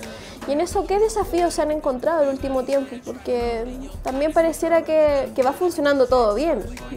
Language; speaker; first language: Spanish; native; Spanish